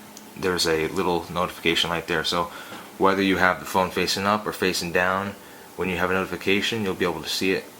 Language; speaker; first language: English; native; English